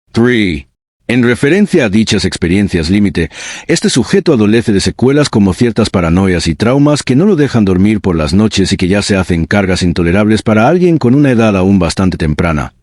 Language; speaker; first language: Spanish; native; Spanish